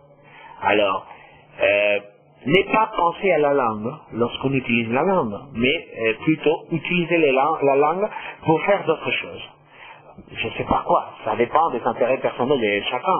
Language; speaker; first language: French; non-native, fluent; Spanish